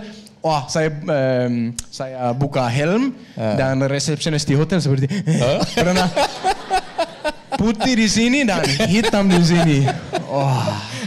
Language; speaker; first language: Indonesian; non-native, learner; Danish